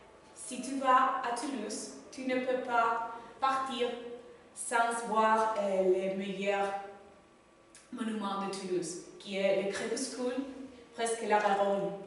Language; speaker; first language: French; non-native, learner; Spanish